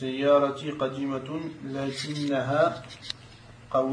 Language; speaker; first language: Arabic; non-native, learner; French